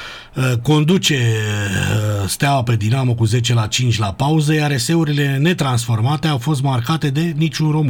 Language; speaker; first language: Romanian; native; Romanian